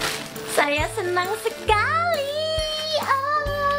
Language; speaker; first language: Indonesian; non-native, learner; Filipino